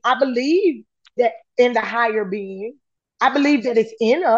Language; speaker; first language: English; native; English